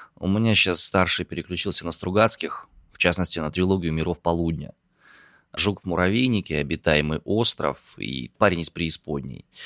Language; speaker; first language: Russian; native; Russian